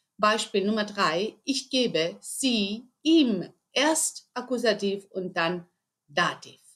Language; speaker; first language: German; non-native, fluent; Spanish